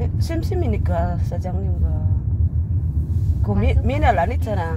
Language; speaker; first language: Korean; non-native, learner; Filipino